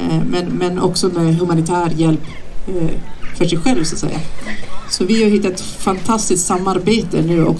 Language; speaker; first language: Swedish; native; Swedish